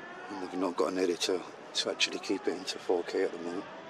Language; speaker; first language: English; early bilingual, other home language; Spanish